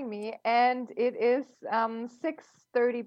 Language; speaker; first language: English; non-native, fluent; German